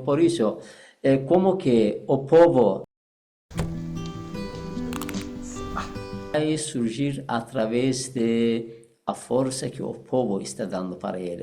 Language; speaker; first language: Portuguese; non-native, fluent; Persian